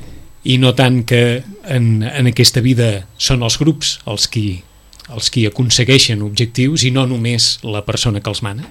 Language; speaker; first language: Catalan; native; Catalan